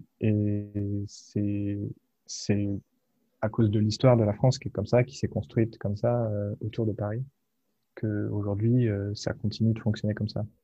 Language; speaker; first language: French; native; French